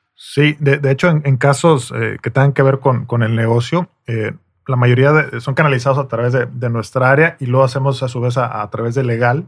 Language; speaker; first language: Spanish; native; Spanish